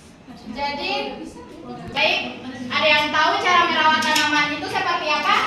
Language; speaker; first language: Indonesian; native; Indonesian